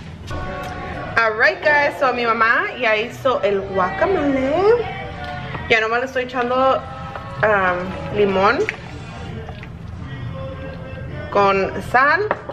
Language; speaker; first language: Spanish; early bilingual, heritage; Spanish